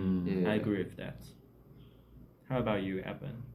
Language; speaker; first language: English; non-native, learner; Chinese